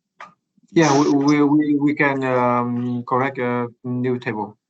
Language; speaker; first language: English; non-native, learner; Vietnamese